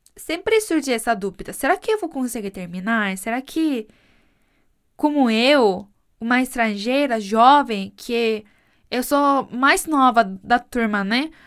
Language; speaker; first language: Portuguese; non-native, fluent; Korean